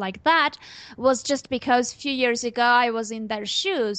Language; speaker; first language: English; non-native, fluent; Armenian